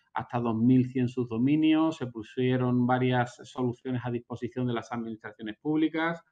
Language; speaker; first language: Spanish; native; Spanish